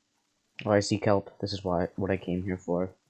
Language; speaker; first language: English; native; English